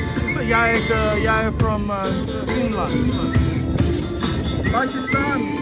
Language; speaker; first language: Swedish; non-native, learner; Russian